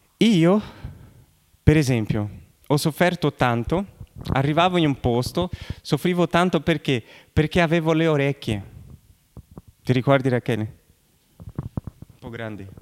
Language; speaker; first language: Italian; non-native, fluent; Portuguese